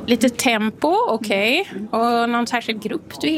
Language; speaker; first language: Swedish; native; Swedish